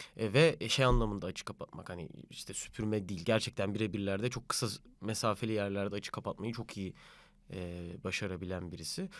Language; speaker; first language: Turkish; native; Turkish